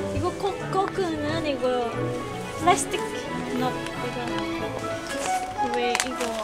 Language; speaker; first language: Korean; non-native, learner; Indonesian